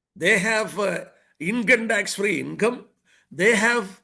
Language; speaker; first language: English; non-native, local second language; Malayalam